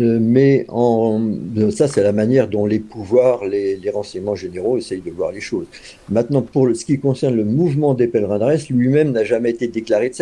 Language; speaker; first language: French; native; French